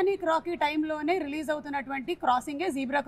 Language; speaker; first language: Telugu; native; Telugu